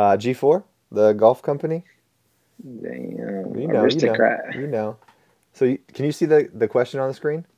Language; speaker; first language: English; native; English